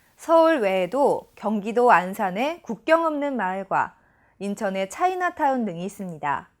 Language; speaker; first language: Korean; native; Korean